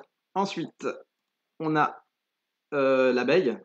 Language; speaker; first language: French; native; French